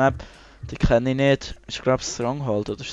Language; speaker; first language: German; native; German